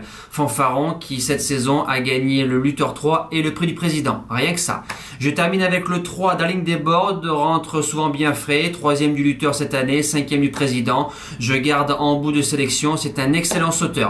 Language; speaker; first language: French; native; French